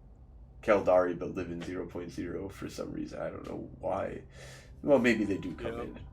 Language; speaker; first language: English; native; English